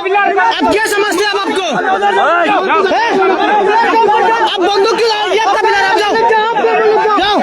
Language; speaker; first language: Hindi; non-native, learner; Bangla